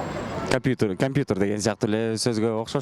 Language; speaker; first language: Kyrgyz; native; Kyrgyz